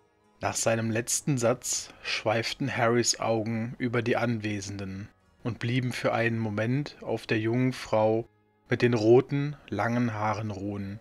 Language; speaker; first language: German; native; German